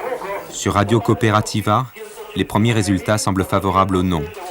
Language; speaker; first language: French; native; French